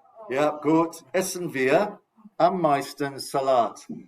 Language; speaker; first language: German; non-native, fluent; English